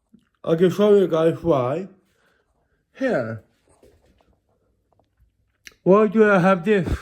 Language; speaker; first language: English; non-native, fluent; Swedish